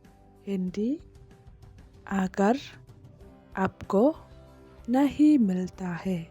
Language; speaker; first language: Hindi; non-native, local second language; Khasi